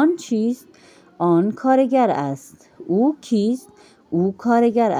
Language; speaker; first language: Persian; non-native, fluent; Urdu